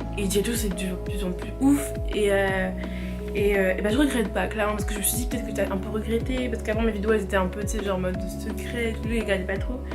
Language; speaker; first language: French; early bilingual, other home language; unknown